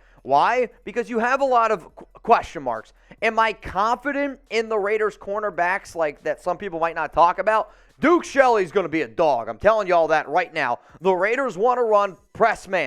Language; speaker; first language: English; native; English